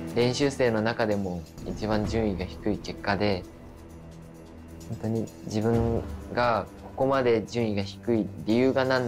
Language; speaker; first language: Japanese; native; Japanese